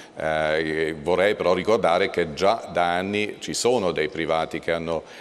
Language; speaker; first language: Italian; non-native, fluent; German